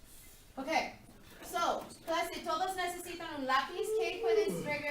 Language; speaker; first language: Spanish; non-native, learner; English